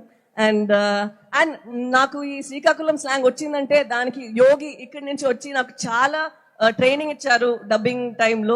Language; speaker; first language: Telugu; non-native, local second language; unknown